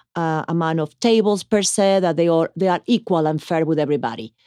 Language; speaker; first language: English; non-native, fluent; Italian